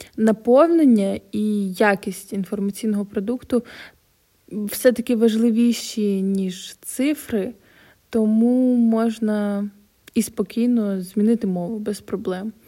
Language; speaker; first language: Ukrainian; non-native, local second language; Russian